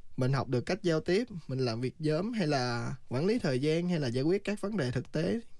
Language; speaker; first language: Vietnamese; native; Vietnamese